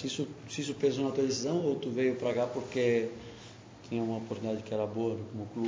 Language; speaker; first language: Portuguese; non-native, learner; Spanish